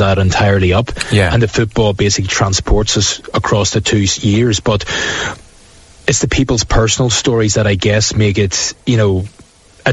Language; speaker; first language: English; native; English